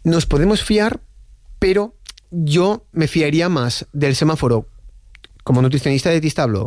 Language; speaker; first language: Spanish; native; Spanish